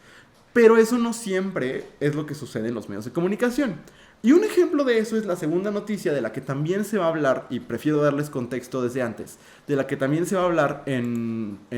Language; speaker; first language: Spanish; native; Spanish